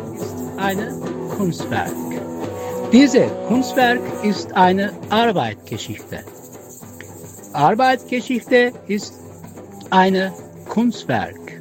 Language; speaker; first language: German; non-native, learner; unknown